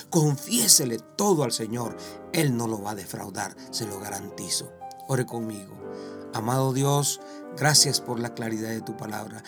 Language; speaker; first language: Spanish; native; Spanish